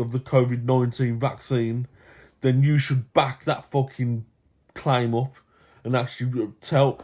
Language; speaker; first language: English; native; English